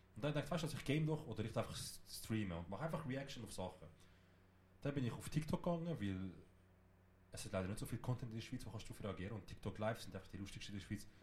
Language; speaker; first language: German; early bilingual, other home language; Kurdish